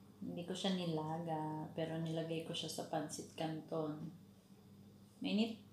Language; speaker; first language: Filipino; native; Filipino